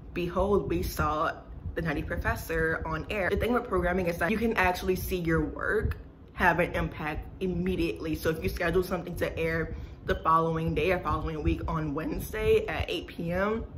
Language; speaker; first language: English; native; English